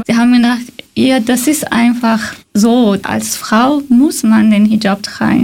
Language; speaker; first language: German; non-native, fluent; Persian